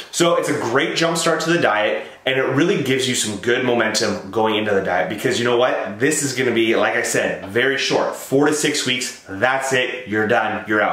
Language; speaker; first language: English; native; English